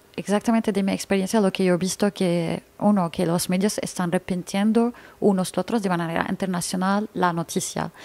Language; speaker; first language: Spanish; non-native, learner; Arabic